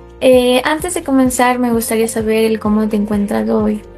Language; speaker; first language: Spanish; native; Spanish